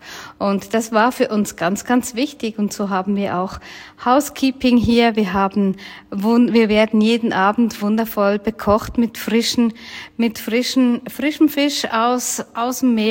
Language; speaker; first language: German; native; German